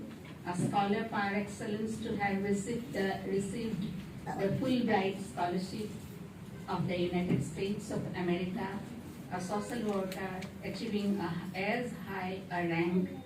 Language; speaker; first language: English; non-native, local second language; Assamese